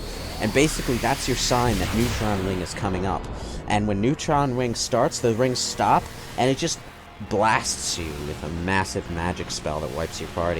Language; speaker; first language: English; native; English